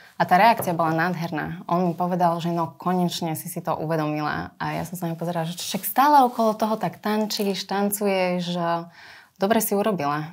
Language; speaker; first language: Slovak; native; Slovak